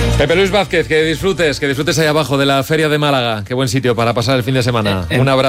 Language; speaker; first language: Spanish; native; Spanish